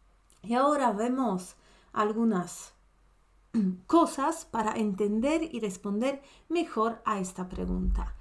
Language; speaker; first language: Spanish; non-native, fluent; Polish